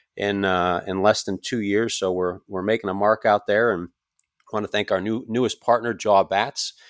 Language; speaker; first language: English; native; English